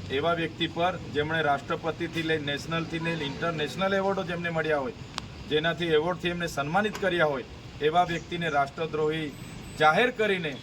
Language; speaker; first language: Gujarati; non-native, local second language; Vasavi